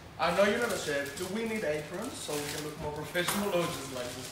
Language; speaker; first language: English; early bilingual, other home language; Greek